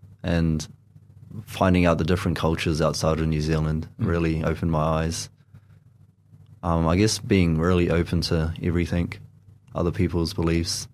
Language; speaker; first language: English; native; English